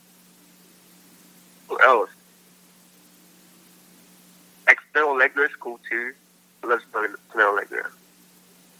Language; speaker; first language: English; non-native, local second language; Filipino